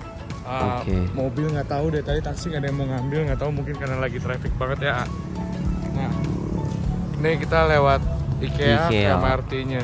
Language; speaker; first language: Indonesian; native; Indonesian